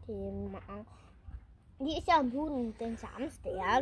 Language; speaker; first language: Danish; early bilingual, other home language; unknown